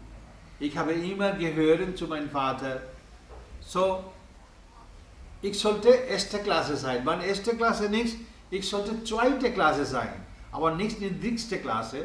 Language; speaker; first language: German; non-native, learner; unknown